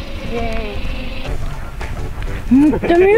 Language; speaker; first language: Japanese; native; Japanese